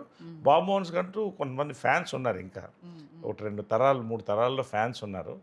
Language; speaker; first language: Telugu; native; Telugu